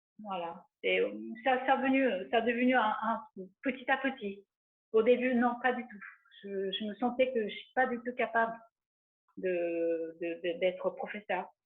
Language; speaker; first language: French; non-native, fluent; Japanese